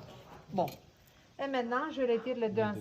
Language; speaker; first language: French; non-native, fluent; Romanian